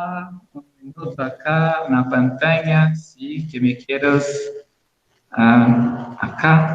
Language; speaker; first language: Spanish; non-native, learner; Portuguese